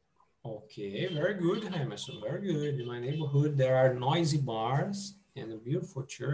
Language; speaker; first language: English; non-native, fluent; Portuguese